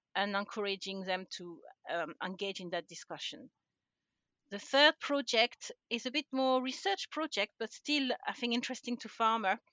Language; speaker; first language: English; non-native, fluent; French